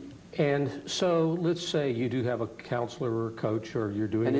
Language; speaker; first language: English; native; English